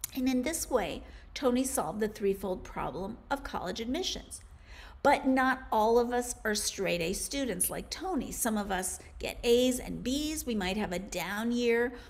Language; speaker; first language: English; native; English